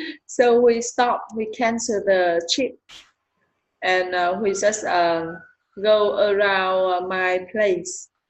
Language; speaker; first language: English; non-native, learner; Vietnamese